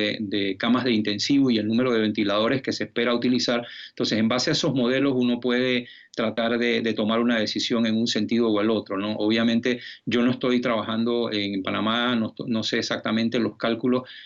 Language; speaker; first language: Spanish; native; Spanish